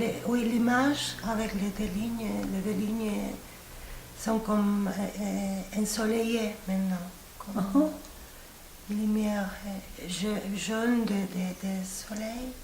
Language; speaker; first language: French; non-native, fluent; Spanish